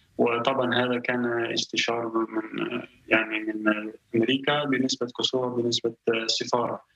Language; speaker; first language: Arabic; non-native, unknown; Albanian